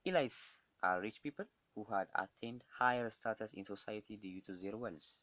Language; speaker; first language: English; non-native, local second language; Amharic